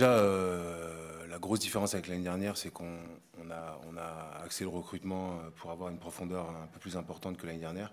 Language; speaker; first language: French; native; French